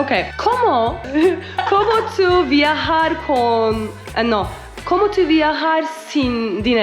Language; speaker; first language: Spanish; non-native, learner; Turkish